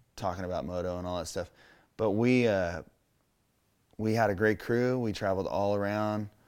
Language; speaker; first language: English; native; English